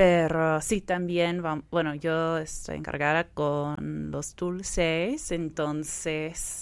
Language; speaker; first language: Spanish; non-native, fluent; English